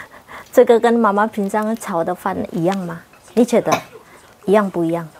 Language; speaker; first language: Chinese; non-native, fluent; Indonesian